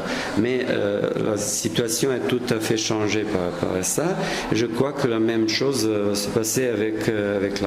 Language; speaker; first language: French; non-native, fluent; Serbian